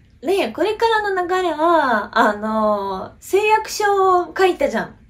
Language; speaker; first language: Japanese; non-native, fluent; Russian